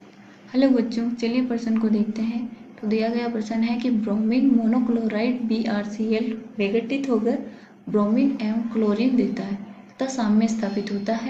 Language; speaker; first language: Hindi; native; Hindi